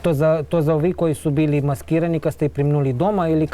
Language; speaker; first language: Bosnian; native; Bosnian